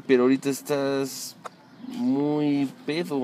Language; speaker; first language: Spanish; native; Spanish